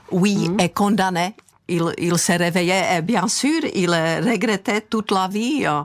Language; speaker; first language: French; non-native, fluent; Czech